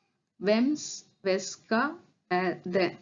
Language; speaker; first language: Swedish; non-native, learner; Tamil